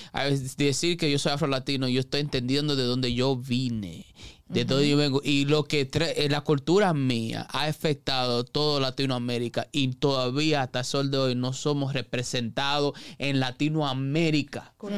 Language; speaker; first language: Spanish; early bilingual, heritage; Spanish